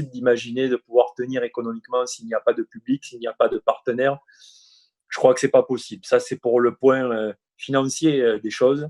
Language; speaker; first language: French; native; French